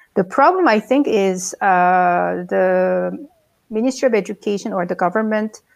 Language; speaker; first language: English; non-native, fluent; Korean